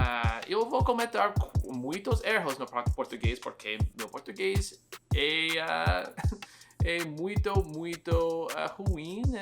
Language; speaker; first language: Portuguese; non-native, learner; English